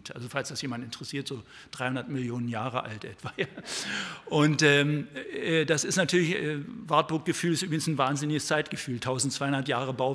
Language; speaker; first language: German; native; German